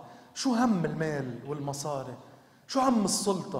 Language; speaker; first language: Arabic; native; Arabic